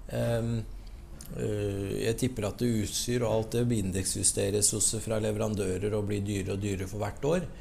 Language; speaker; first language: Norwegian; early bilingual, other home language; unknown